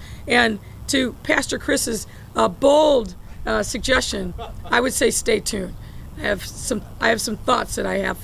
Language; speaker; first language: English; native; English